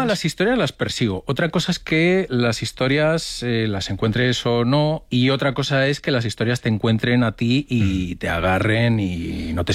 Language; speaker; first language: Spanish; native; Spanish